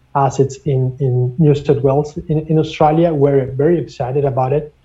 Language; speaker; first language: English; non-native, fluent; Spanish